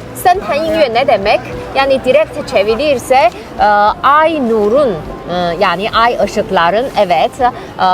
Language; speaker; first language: Turkish; non-native, fluent; Chinese